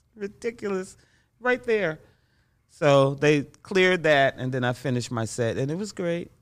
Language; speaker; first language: English; native; English